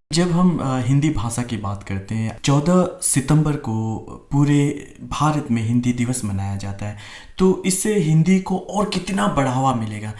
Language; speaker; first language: Hindi; non-native, local second language; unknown